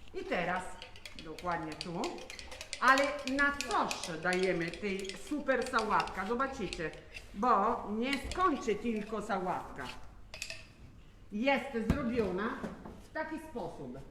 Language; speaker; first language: Polish; non-native, learner; Italian